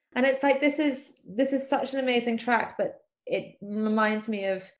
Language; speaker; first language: English; native; English